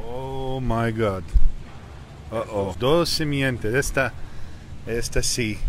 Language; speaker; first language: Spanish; early bilingual, heritage; English